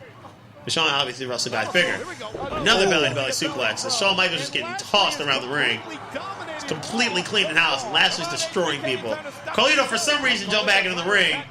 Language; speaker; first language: English; native; English